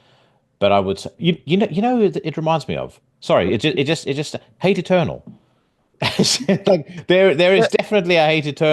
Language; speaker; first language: English; native; English